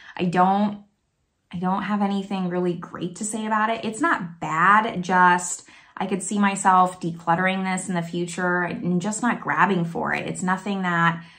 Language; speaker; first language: English; native; English